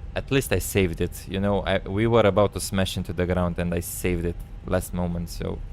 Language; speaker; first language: English; non-native, fluent; Romanian